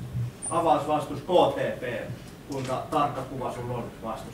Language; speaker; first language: Finnish; native; Finnish